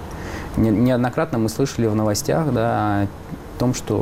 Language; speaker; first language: Russian; native; Russian